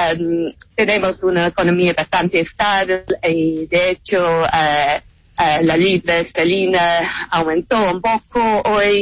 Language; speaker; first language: Spanish; non-native, fluent; English